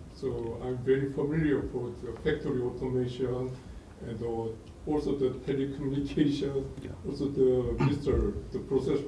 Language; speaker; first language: English; non-native, learner; Korean